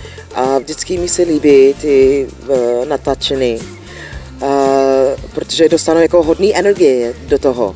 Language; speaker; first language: Czech; non-native, learner; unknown